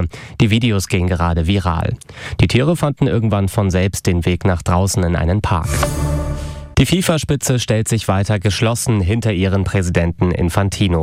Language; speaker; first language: German; native; German